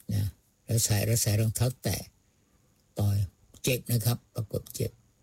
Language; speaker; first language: Thai; non-native, local second language; Malay